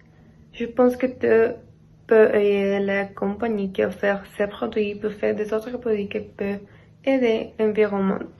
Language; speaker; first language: French; non-native, learner; Spanish